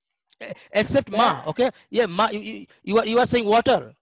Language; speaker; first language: English; non-native, fluent; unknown